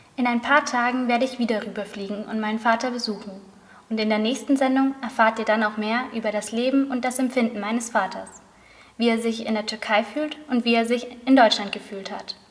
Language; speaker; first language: German; native; German